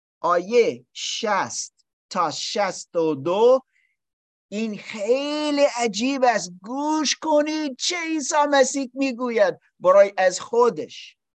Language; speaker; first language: Persian; non-native, learner; English